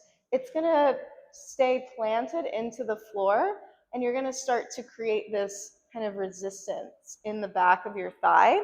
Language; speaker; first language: English; native; English